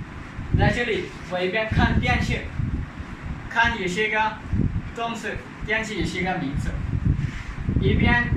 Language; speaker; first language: Chinese; non-native, fluent; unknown